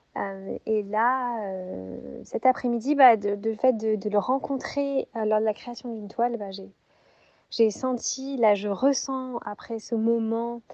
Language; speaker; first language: French; native; French